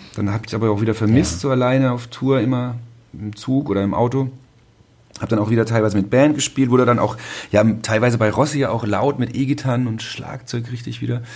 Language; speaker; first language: German; native; German